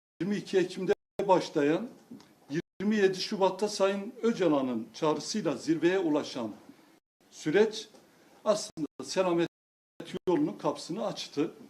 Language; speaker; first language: Turkish; non-native, local second language; Kurdish